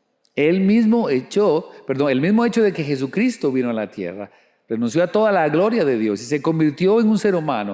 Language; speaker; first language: Spanish; native; Spanish